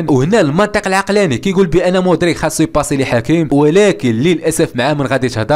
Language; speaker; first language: Arabic; native; Arabic